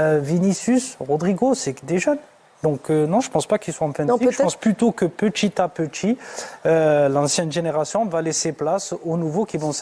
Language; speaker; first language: French; native; French